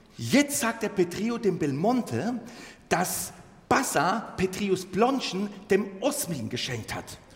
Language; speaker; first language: German; early bilingual, other home language; Turkish